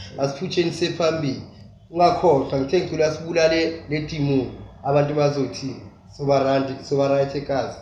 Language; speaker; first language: Zulu; native; Zulu